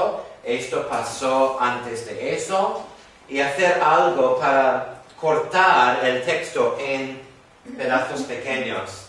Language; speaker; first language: Spanish; non-native, fluent; English